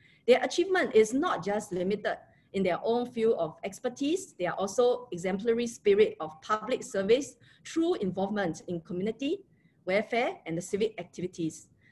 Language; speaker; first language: English; non-native, local second language; Chinese